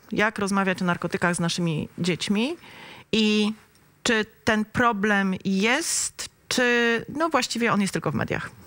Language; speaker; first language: Polish; native; Polish